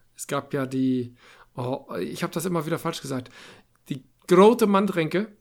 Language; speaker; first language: German; native; German